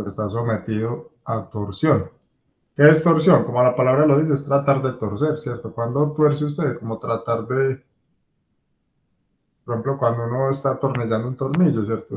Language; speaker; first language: Spanish; native; Spanish